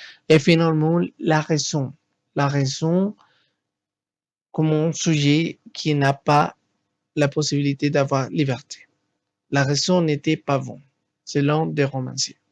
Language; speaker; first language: French; non-native, learner; Spanish